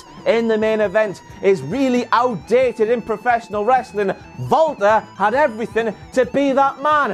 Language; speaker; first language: English; native; English